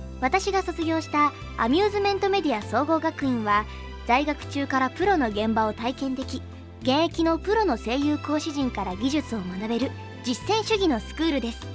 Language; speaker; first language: Japanese; native; Japanese